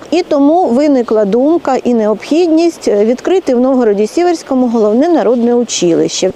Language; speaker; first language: Ukrainian; native; Ukrainian